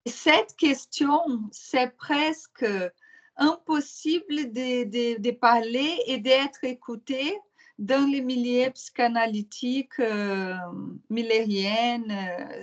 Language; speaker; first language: French; non-native, fluent; Portuguese